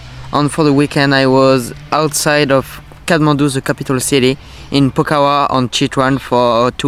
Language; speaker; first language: English; non-native, learner; French